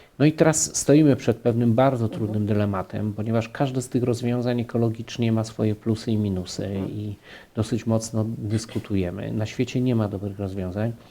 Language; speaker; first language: Polish; native; Polish